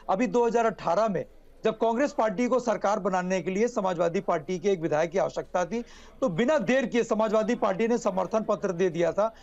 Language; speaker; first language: Hindi; native; Hindi